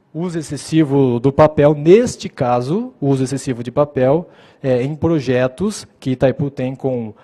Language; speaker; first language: Portuguese; native; Portuguese